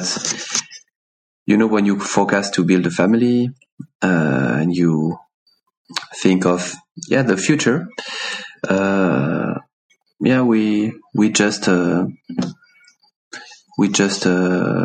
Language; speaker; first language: English; non-native, fluent; French